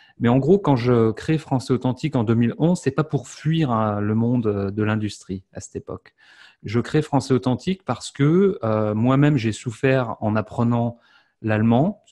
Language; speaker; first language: French; native; French